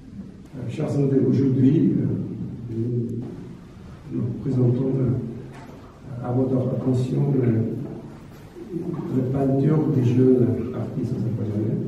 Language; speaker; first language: French; non-native, fluent; Azerbaijani